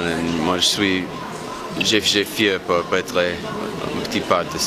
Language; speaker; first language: French; non-native, fluent; English